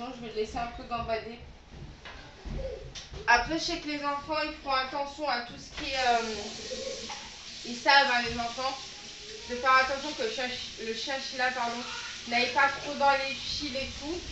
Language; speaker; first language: French; native; French